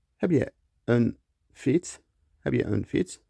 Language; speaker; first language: Dutch; non-native, learner; Turkish